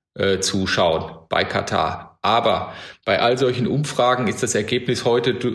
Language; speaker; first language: German; native; German